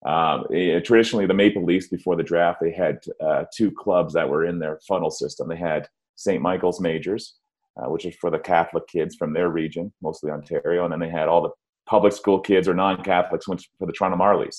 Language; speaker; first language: English; native; English